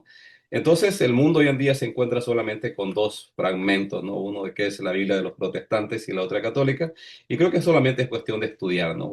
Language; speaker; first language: Spanish; native; Spanish